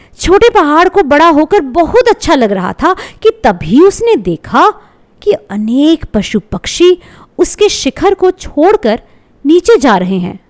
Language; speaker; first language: Hindi; non-native, local second language; Bangla